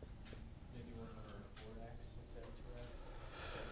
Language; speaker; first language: English; native; English